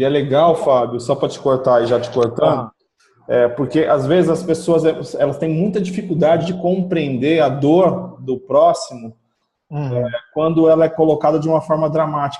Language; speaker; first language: Portuguese; native; Portuguese